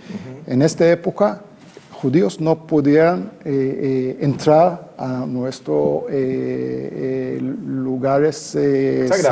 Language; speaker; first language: Spanish; non-native, fluent; Hebrew